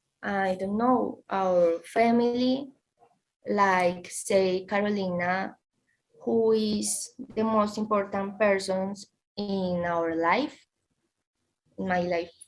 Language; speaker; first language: English; non-native, learner; Spanish